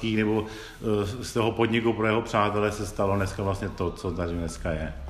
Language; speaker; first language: Czech; early bilingual, other home language; Greek